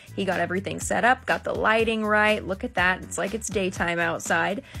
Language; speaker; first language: English; native; English